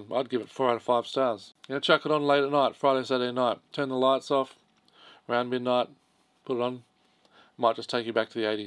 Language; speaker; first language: English; native; English